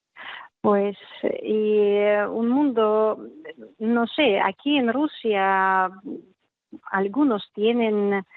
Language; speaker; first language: Spanish; non-native, fluent; Russian